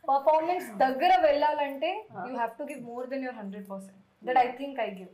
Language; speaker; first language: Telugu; non-native, fluent; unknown